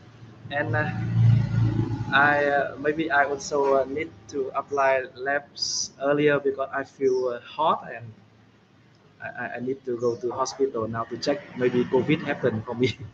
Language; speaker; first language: English; non-native, fluent; Vietnamese